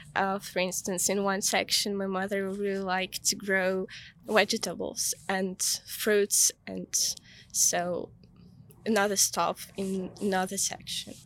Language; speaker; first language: English; non-native, fluent; Ukrainian